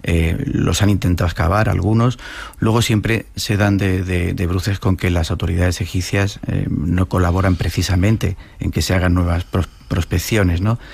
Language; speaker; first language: Spanish; native; Spanish